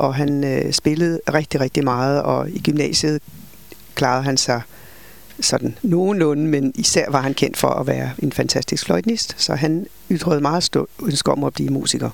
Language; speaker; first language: Danish; native; Danish